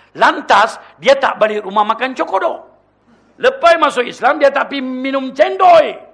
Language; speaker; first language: Malay; non-native, local second language; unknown